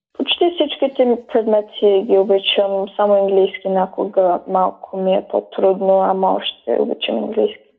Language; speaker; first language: Bulgarian; early bilingual, heritage; Bulgarian